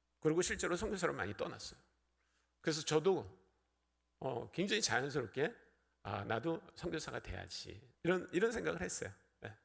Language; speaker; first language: Korean; native; Korean